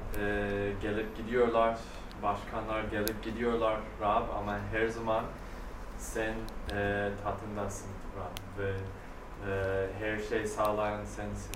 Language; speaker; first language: Turkish; non-native, fluent; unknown